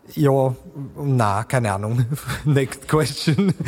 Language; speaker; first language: German; native; German